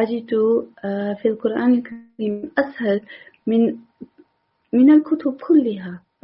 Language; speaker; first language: Arabic; non-native, learner; English